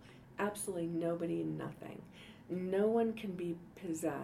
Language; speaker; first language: English; native; English